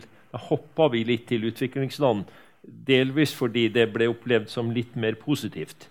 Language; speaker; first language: Norwegian; native; Norwegian